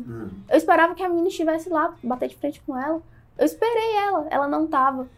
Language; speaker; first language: Portuguese; native; Portuguese